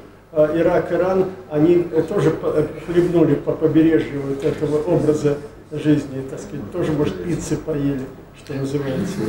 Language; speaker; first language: Russian; native; Russian